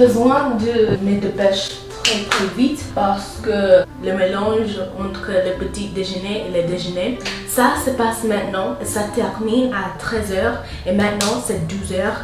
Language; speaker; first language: French; non-native, learner; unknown